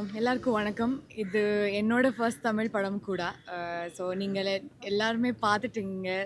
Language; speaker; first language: Tamil; non-native, learner; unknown